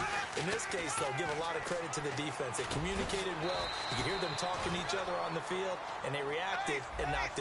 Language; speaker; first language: English; native; English